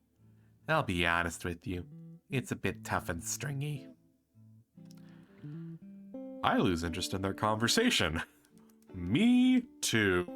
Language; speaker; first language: English; native; English